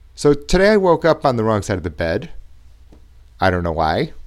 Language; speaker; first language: English; native; English